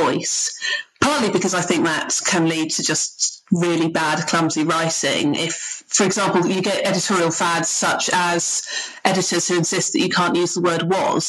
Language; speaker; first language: English; native; English